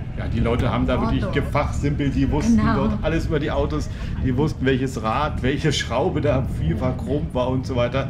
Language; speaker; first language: German; native; German